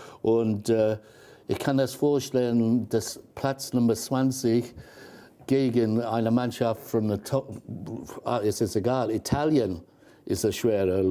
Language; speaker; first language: German; non-native, fluent; English